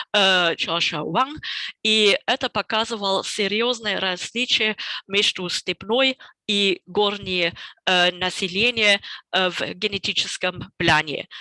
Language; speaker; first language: Russian; non-native, fluent; German